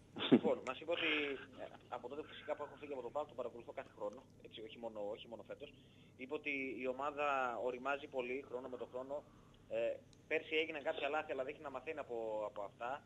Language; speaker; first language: Greek; native; Greek